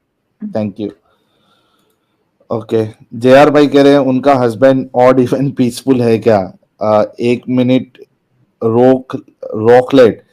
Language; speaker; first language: Hindi; native; Hindi